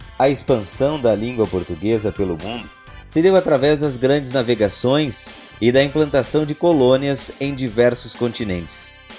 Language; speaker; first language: Portuguese; native; Portuguese